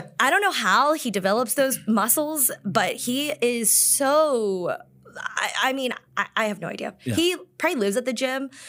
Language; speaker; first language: English; early bilingual, other home language; Korean